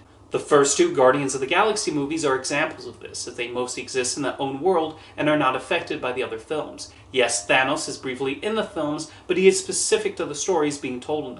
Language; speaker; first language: English; native; English